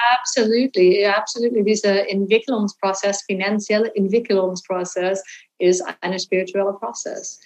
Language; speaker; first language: German; non-native, learner; English